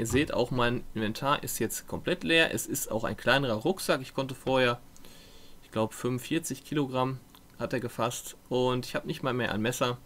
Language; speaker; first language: German; native; German